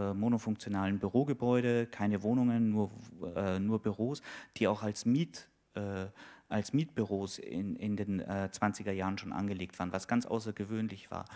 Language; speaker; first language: German; native; German